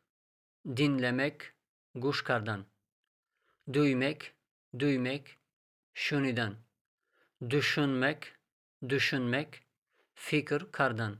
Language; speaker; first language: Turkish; non-native, fluent; Tajik